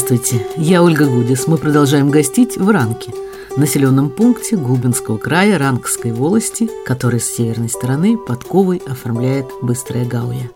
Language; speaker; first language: Russian; native; Russian